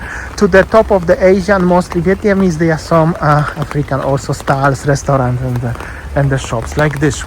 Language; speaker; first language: English; non-native, fluent; Polish